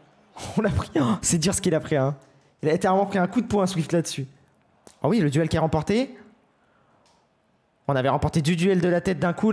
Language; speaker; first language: French; native; French